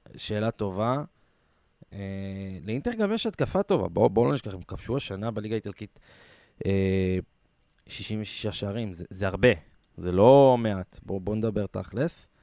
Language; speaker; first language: Hebrew; native; Hebrew